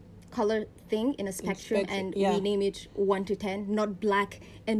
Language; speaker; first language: English; non-native, local second language; Hausa